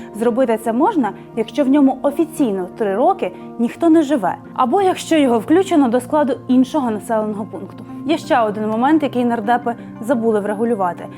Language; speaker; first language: Ukrainian; native; Ukrainian